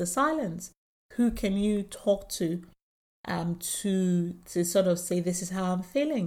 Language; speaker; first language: English; non-native, local second language; Yoruba